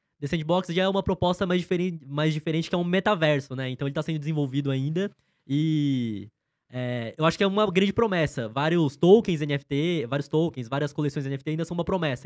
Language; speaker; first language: Portuguese; native; Portuguese